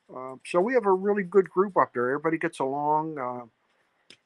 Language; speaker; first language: English; native; English